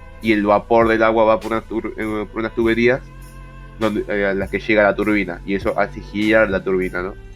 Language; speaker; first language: Spanish; native; Spanish